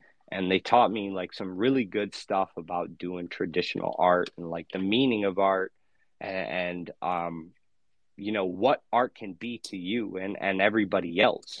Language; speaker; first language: English; native; English